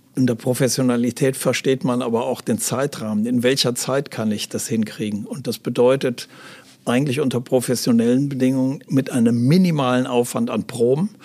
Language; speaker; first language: German; native; German